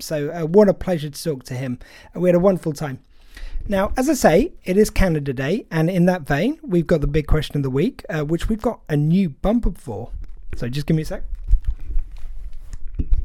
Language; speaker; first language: English; native; English